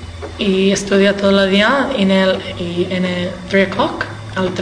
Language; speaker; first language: Spanish; early bilingual, heritage; English